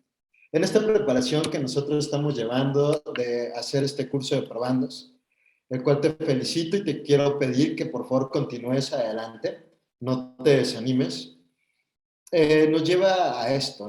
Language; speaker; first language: Spanish; native; Spanish